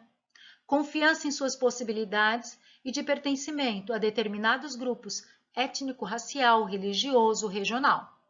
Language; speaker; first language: Portuguese; native; Portuguese